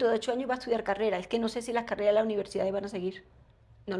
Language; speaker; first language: Spanish; native; Spanish